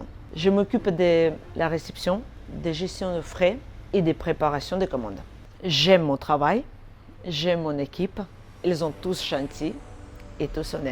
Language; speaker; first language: French; non-native, fluent; Armenian